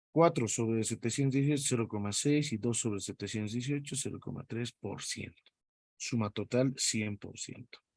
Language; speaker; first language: Spanish; native; Spanish